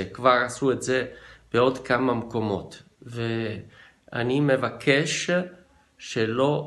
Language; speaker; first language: Hebrew; non-native, fluent; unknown